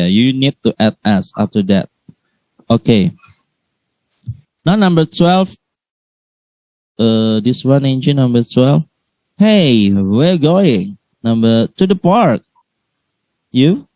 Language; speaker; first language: English; non-native, learner; Indonesian